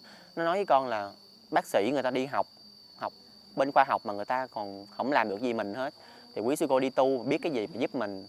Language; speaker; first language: Vietnamese; native; Vietnamese